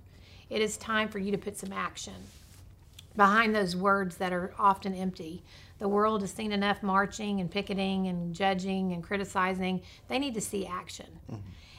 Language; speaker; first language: English; native; English